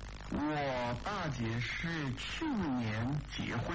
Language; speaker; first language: Chinese; non-native, learner; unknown